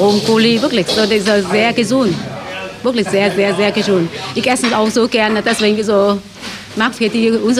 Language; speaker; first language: German; non-native, learner; Vietnamese